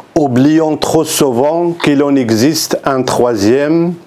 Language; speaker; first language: French; non-native, local second language; Arabic